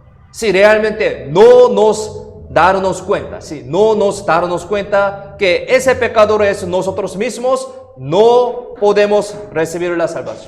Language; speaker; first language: Spanish; non-native, fluent; Korean